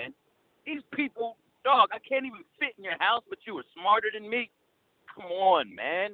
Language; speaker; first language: English; native; English